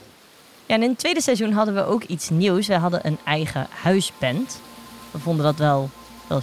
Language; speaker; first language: Dutch; native; Dutch